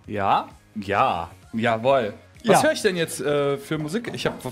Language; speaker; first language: German; native; German